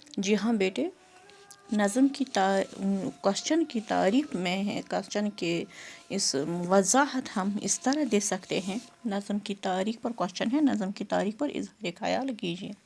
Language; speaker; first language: Urdu; non-native, local second language; Kashmiri